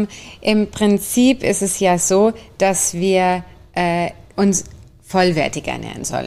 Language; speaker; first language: German; native; German